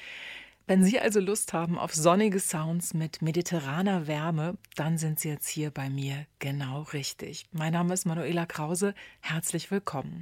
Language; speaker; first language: German; native; German